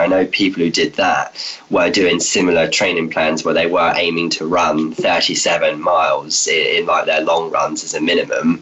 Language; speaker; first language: English; native; English